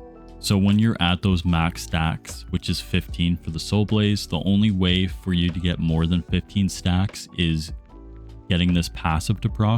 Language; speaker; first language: English; native; English